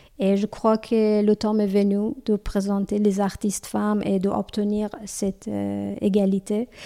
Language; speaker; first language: French; non-native, learner; Persian